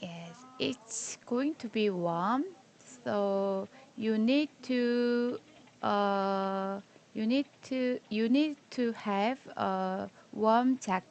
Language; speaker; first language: English; non-native, learner; Korean